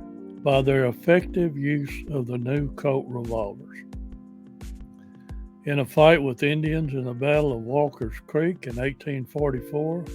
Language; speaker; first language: English; native; English